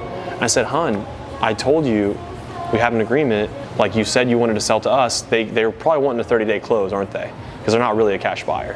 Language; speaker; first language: English; native; English